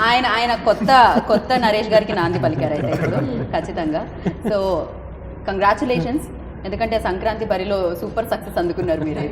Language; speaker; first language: Telugu; native; Telugu